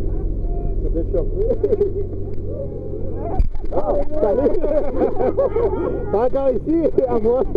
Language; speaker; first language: French; non-native, learner; English